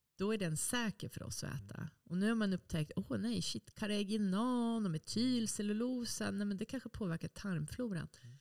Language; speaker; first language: Swedish; native; Swedish